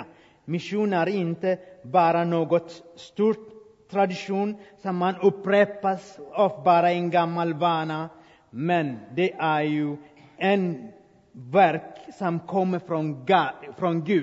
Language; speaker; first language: Swedish; non-native, fluent; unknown